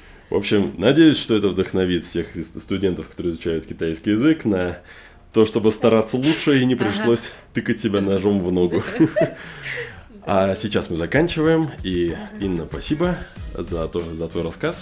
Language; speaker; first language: Russian; native; Russian